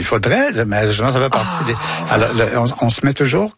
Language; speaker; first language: French; native; French